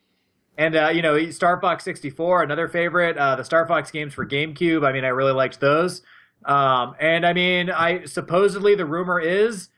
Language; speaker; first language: English; native; English